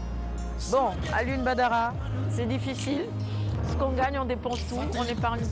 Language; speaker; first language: French; non-native, local second language; Wolof